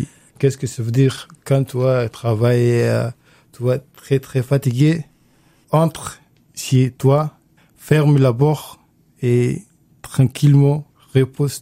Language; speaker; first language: French; non-native, learner; Arabic